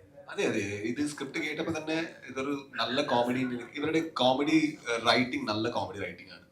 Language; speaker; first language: Malayalam; non-native, local second language; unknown